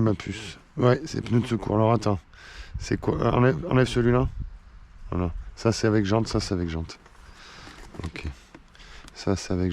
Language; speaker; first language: French; native; French